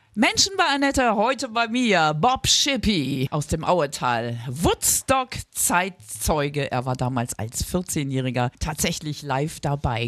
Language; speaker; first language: German; native; German